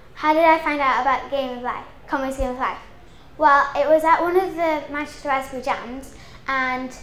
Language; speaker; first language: English; native; English